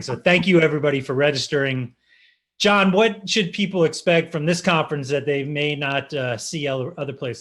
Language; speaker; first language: English; native; English